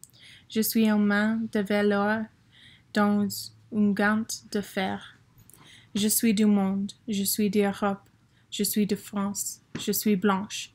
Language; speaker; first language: French; non-native, learner; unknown